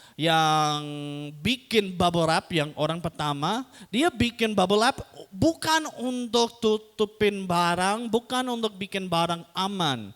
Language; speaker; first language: Indonesian; non-native, fluent; English